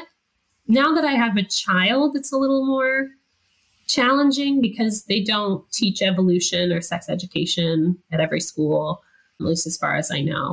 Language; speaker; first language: English; native; English